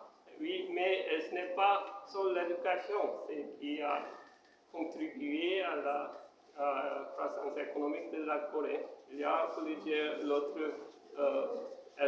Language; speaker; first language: French; non-native, fluent; Korean